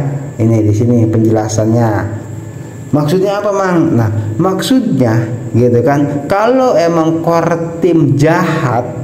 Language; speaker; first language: Indonesian; native; Indonesian